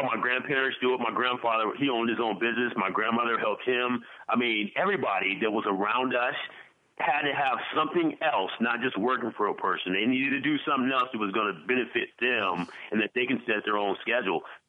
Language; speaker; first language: English; native; English